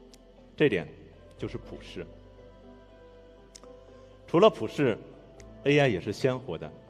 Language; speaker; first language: Chinese; native; Chinese